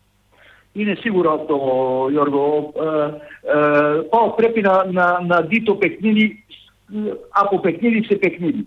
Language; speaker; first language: Greek; non-native, fluent; Serbian